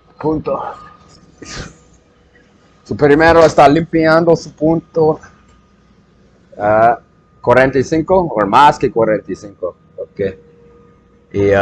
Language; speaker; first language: Spanish; non-native, learner; English